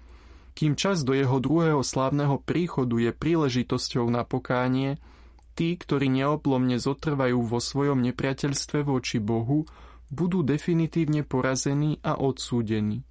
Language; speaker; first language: Slovak; native; Slovak